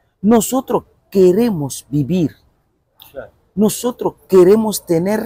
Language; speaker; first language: Spanish; non-native, fluent; Bambara